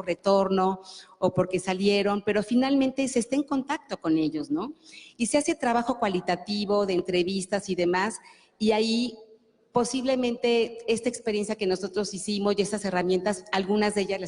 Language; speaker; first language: Spanish; native; Spanish